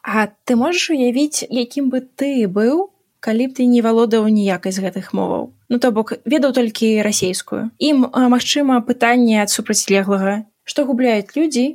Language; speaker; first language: Belarusian; non-native, local second language; Russian